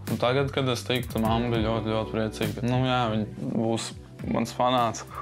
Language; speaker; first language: Latvian; native; Latvian